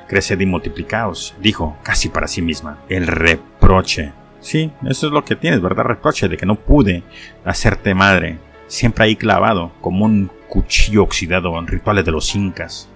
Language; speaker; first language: Spanish; native; Spanish